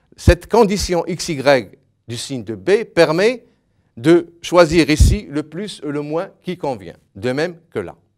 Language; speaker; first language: French; non-native, local second language; Arabic